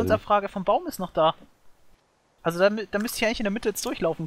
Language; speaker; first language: German; native; German